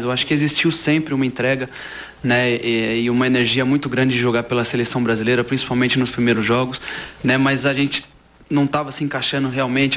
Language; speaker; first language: Portuguese; native; Portuguese